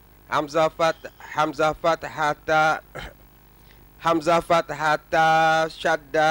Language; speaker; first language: Arabic; non-native, learner; Malay